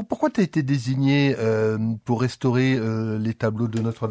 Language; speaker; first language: French; native; French